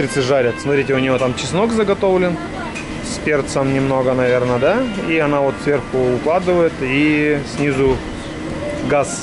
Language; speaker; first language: Russian; native; Russian